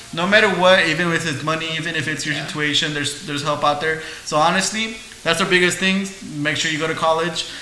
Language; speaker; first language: English; early bilingual, other home language; Spanish